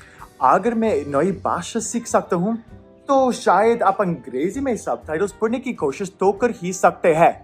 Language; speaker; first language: Hindi; non-native, fluent; English